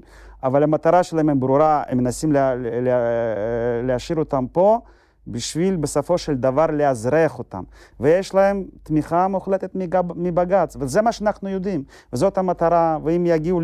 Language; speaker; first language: Hebrew; non-native, fluent; Russian